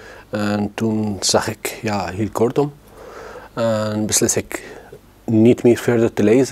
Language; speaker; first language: Dutch; non-native, learner; Arabic